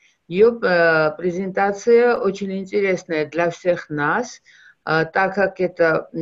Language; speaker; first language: Russian; non-native, local second language; Georgian